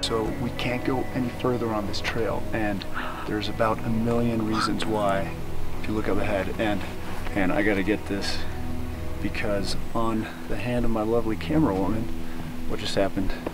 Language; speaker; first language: English; native; English